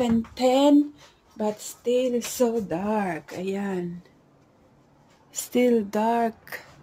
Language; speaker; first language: English; non-native, local second language; Filipino